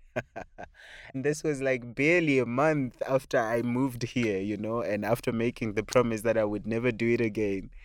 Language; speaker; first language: English; non-native, local second language; Shona